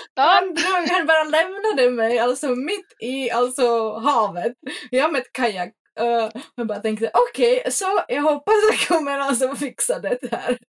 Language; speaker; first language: Swedish; non-native, fluent; Czech